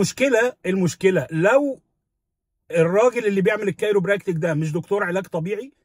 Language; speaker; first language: Arabic; native; Arabic